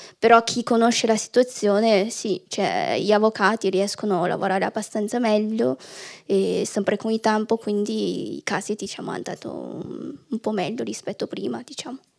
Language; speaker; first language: Italian; non-native, fluent; Chinese